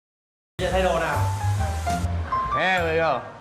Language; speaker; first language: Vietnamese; non-native, learner; English